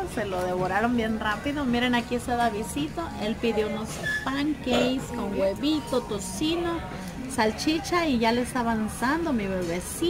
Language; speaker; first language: Spanish; native; Spanish